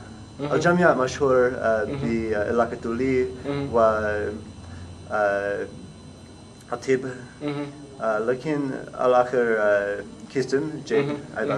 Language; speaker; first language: Arabic; non-native, learner; English